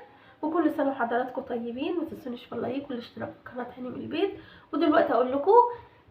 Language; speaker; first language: Arabic; native; Arabic